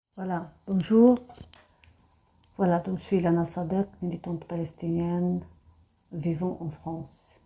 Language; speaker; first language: French; non-native, fluent; Arabic